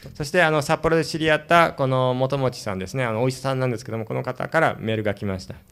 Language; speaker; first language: Japanese; early bilingual, heritage; Spanish